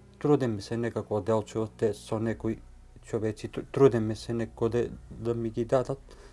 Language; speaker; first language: Macedonian; native; Macedonian